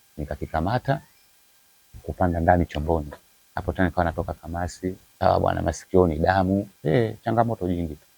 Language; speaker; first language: Swahili; native; Swahili